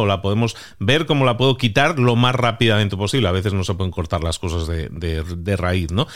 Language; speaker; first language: Spanish; native; Spanish